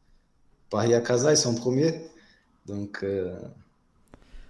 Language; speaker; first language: French; non-native, fluent; Portuguese